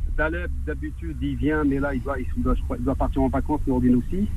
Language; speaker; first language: French; native; French